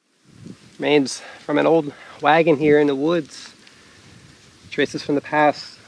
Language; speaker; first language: English; native; English